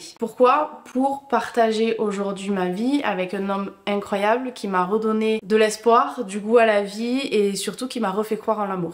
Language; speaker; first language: French; native; French